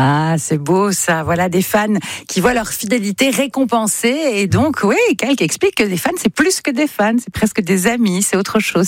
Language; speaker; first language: French; native; French